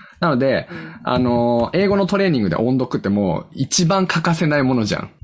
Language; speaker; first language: Japanese; native; Japanese